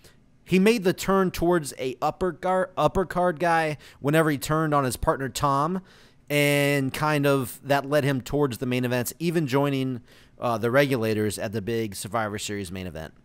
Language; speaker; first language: English; native; English